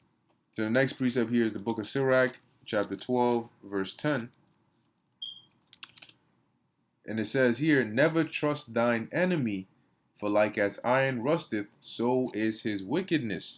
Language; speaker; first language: English; native; English